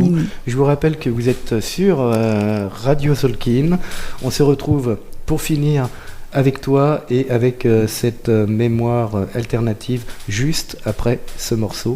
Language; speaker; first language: French; native; French